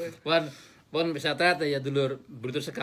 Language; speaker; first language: Dutch; non-native, learner; Indonesian